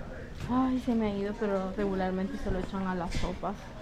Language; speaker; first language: Spanish; native; Spanish